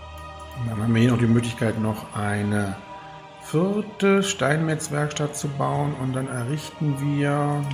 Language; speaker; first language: German; native; German